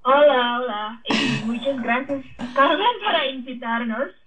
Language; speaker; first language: Spanish; non-native, fluent; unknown